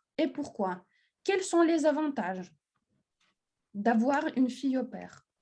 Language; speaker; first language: French; non-native, fluent; Russian